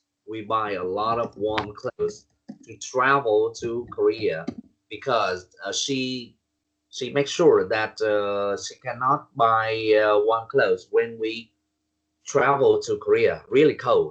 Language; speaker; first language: English; non-native, learner; Vietnamese